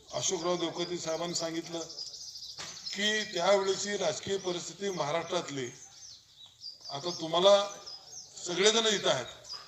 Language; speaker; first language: Marathi; native; Marathi